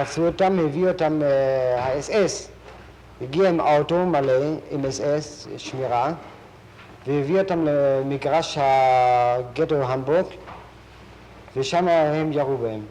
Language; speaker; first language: Hebrew; non-native, fluent; German